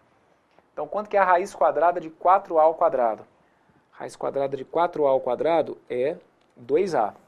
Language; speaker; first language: Portuguese; native; Portuguese